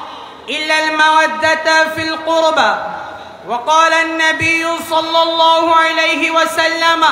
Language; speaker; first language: Arabic; non-native, learner; Bangla